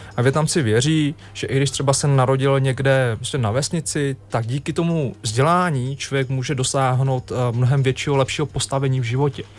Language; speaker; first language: Czech; early bilingual, other home language; Vietnamese